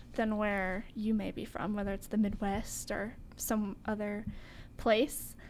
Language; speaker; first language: English; native; English